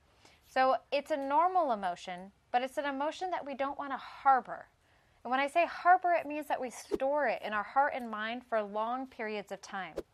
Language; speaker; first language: English; native; English